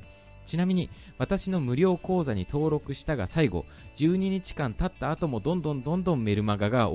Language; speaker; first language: Japanese; native; Japanese